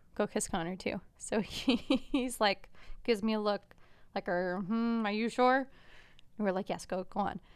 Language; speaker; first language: English; early bilingual, other home language; Albanian